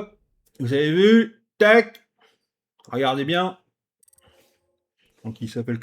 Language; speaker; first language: French; native; French